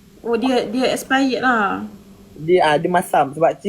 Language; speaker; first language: Malay; native; Malay